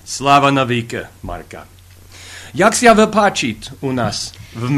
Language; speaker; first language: Slovak; early bilingual, heritage; Rusyn